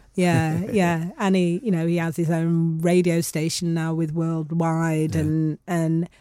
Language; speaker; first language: English; native; English